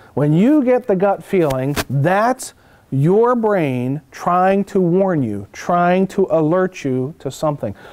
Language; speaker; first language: English; native; English